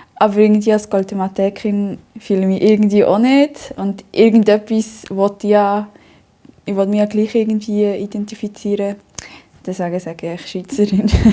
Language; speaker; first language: German; early bilingual, other home language; Spanish